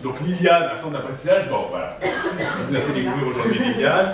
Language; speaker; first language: French; native; French